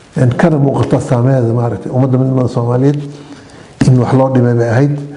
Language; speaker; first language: Somali; native; Somali